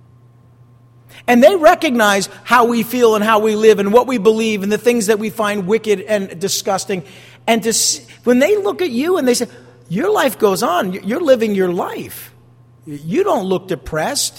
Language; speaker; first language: English; native; English